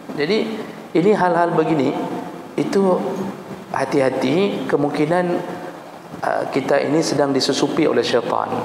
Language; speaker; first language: Malay; non-native, local second language; Achinese